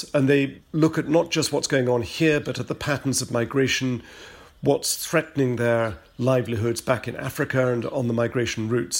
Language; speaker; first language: English; native; English